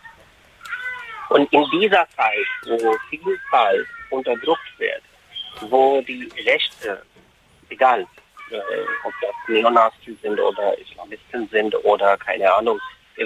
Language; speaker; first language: German; non-native, fluent; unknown